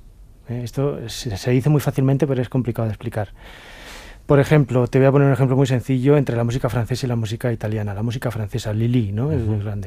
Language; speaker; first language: Spanish; native; Spanish